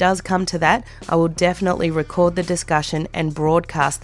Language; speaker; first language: English; native; English